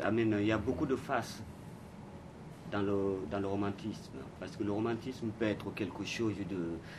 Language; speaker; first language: French; non-native, local second language; Bambara